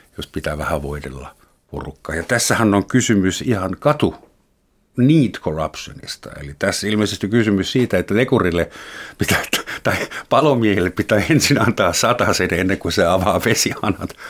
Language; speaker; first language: Finnish; non-native, fluent; German